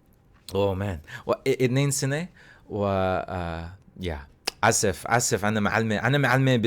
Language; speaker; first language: Arabic; non-native, learner; English